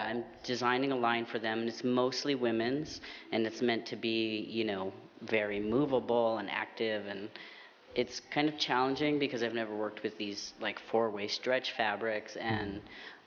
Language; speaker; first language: English; native; English